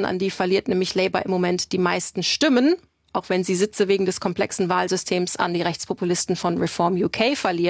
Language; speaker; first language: German; native; German